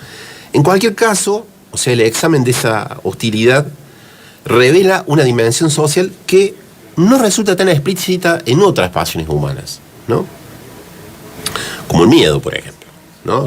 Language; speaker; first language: Spanish; native; Spanish